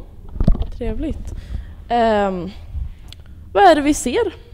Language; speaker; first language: Swedish; native; Swedish